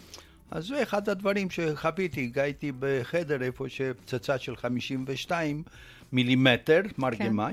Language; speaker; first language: Hebrew; non-native, fluent; Romanian